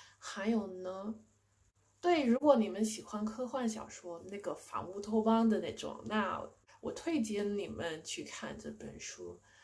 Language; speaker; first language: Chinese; non-native, fluent; English